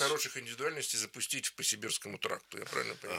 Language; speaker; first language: Russian; native; Russian